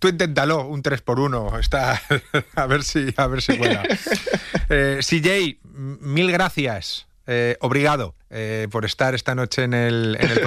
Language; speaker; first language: Spanish; native; Spanish